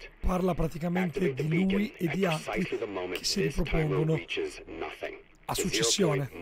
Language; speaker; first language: Italian; native; Italian